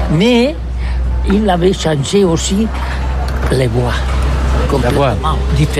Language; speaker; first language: French; non-native, learner; Catalan